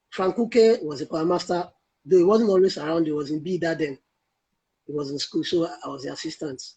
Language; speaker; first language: English; non-native, local second language; Yoruba